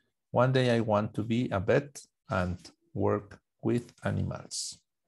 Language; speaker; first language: English; non-native, fluent; Spanish